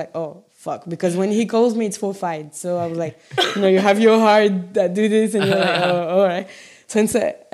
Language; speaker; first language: English; non-native, fluent; French